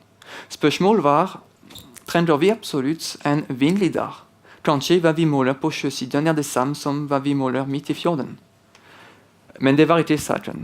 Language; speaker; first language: Norwegian; non-native, fluent; French